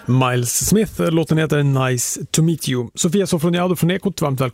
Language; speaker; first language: Swedish; native; Swedish